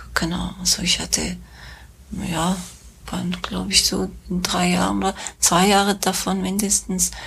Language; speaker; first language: German; non-native, fluent; Persian